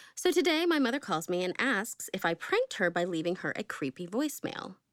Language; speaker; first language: English; native; English